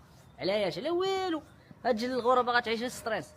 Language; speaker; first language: Arabic; native; Arabic